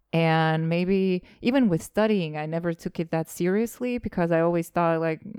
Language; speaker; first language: English; non-native, fluent; Estonian